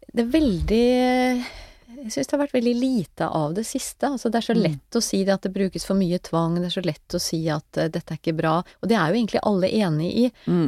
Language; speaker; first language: Norwegian; native; Norwegian